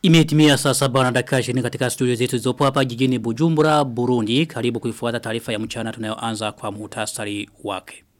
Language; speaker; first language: Swahili; non-native, local second language; Rundi